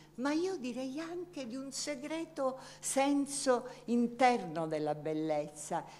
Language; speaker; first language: Italian; native; Italian